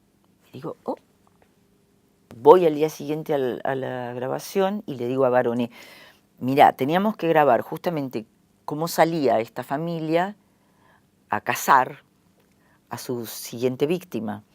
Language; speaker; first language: Spanish; native; Spanish